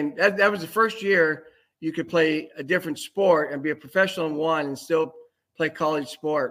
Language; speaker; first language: English; native; English